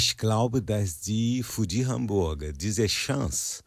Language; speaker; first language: German; non-native, learner; Portuguese